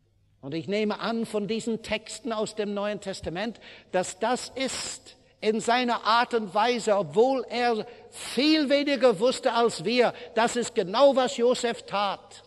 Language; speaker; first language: German; non-native, fluent; English